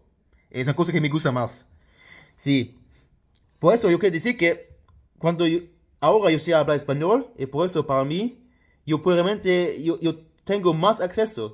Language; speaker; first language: Spanish; non-native, fluent; Luxembourgish